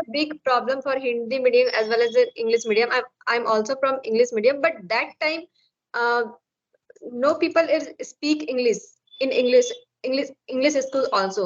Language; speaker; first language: English; non-native, learner; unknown